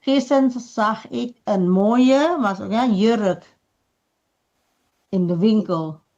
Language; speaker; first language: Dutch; non-native, fluent; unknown